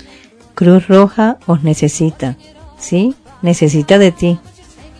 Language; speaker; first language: Spanish; native; Spanish